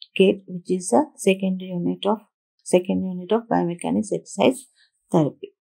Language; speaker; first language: English; non-native, local second language; Telugu